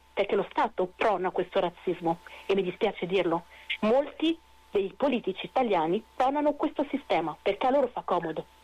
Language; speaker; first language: Italian; non-native, fluent; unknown